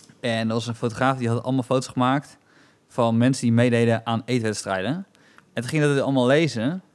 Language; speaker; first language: Dutch; native; Dutch